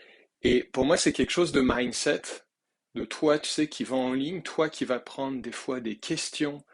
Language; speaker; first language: French; native; French